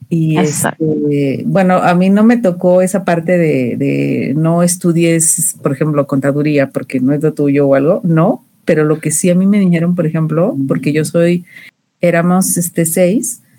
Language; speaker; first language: Spanish; native; Spanish